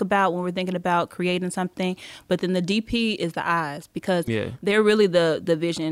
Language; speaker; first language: English; native; English